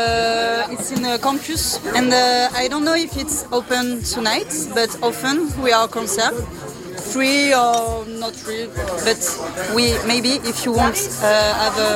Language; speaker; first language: English; non-native, learner; French